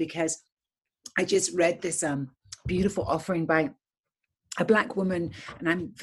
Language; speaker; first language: English; native; English